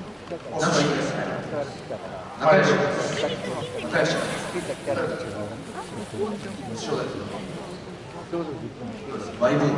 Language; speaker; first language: Japanese; native; Japanese